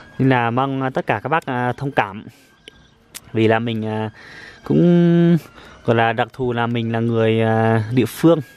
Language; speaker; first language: Vietnamese; non-native, local second language; Iu Mien